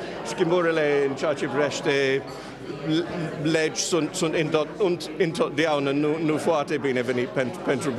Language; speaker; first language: Romanian; non-native, fluent; English